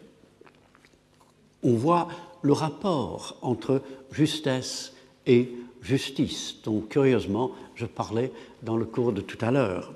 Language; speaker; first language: French; non-native, fluent; English